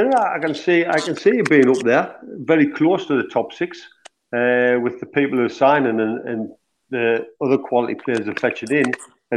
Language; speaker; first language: English; native; English